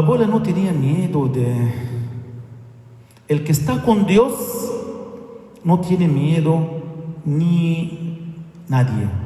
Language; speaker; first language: Spanish; non-native, fluent; Arabic